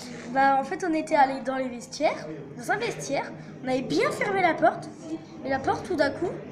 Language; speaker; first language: French; native; French